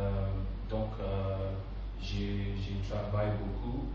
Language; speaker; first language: French; non-native, learner; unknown